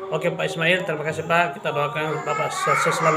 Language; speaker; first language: Indonesian; native; Indonesian